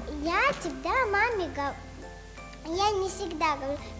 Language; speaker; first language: Russian; non-native, learner; Tajik